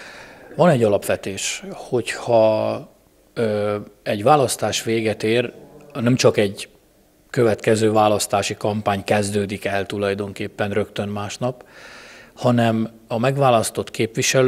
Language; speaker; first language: Hungarian; native; Hungarian